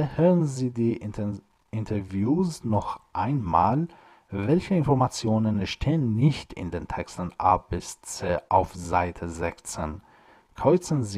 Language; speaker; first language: German; non-native, fluent; Persian